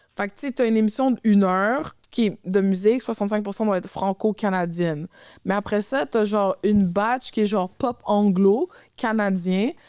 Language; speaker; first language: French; native; French